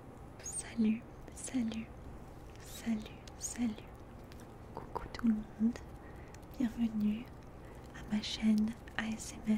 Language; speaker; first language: French; early bilingual, heritage; French